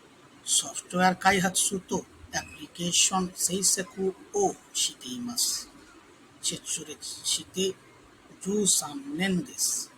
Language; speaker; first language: Japanese; non-native, learner; Bangla